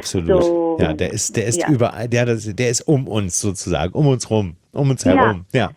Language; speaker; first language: German; native; German